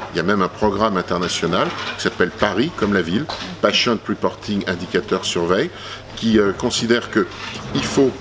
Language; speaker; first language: French; native; French